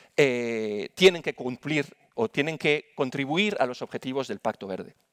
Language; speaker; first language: Spanish; native; Spanish